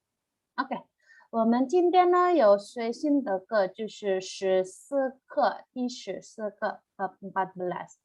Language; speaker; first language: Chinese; non-native, fluent; Indonesian